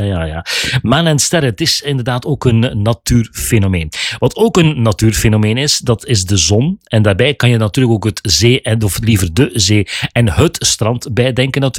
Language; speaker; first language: Dutch; native; Dutch